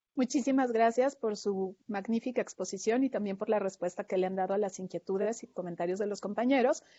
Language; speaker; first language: Spanish; native; Spanish